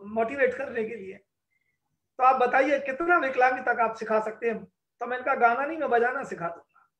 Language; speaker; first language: Hindi; native; Hindi